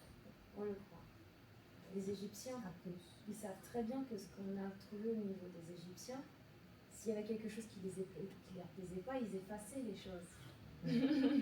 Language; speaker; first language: French; native; French